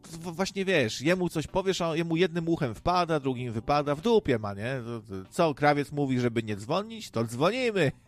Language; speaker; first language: Polish; native; Polish